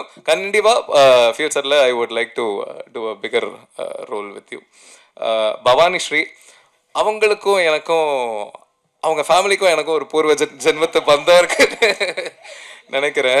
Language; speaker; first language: Tamil; native; Tamil